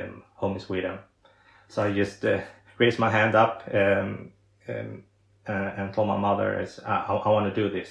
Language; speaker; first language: English; non-native, fluent; Swedish